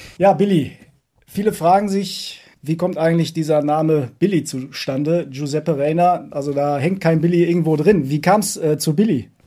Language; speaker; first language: German; native; German